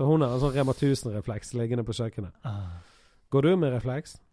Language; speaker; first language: Norwegian; native; Norwegian